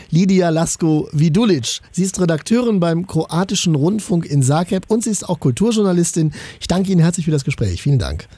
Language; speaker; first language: German; native; German